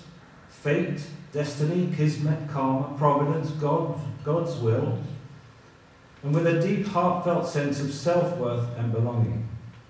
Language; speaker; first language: English; native; English